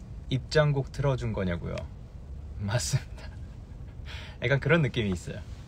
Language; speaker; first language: Korean; early bilingual, heritage; Korean